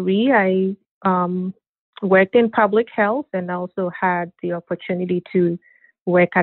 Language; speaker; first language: English; non-native, local second language; Akan